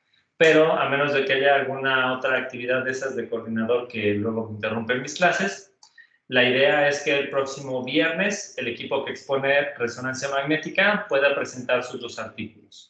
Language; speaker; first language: Spanish; native; Spanish